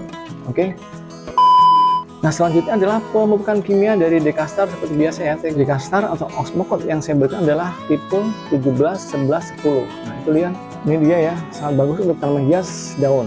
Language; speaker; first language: Indonesian; native; Indonesian